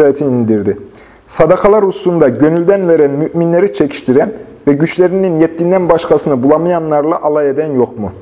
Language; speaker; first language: Turkish; native; Turkish